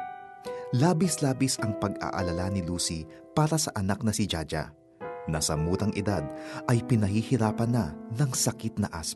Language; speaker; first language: Filipino; native; Filipino